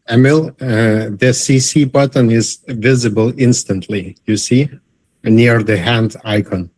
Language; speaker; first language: English; non-native, fluent; Lithuanian